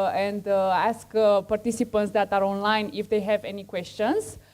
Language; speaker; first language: English; non-native, fluent; Romanian